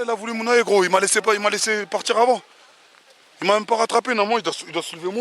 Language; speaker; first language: French; native; French